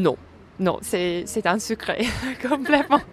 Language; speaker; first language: French; non-native, fluent; English